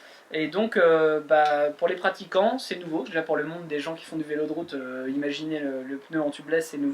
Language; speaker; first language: French; native; French